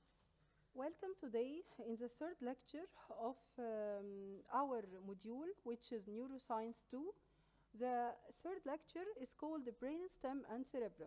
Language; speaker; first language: English; non-native, local second language; Arabic